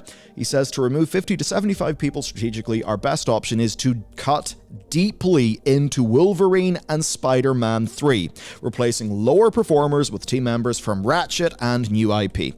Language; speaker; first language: English; native; English